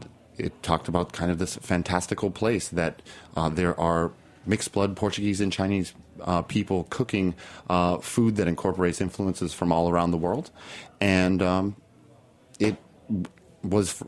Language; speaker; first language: English; native; English